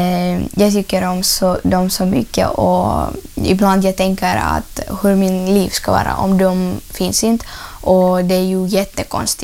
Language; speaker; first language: Swedish; non-native, learner; Ukrainian